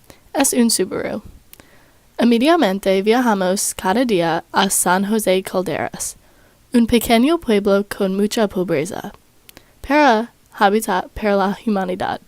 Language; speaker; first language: Spanish; non-native, learner; English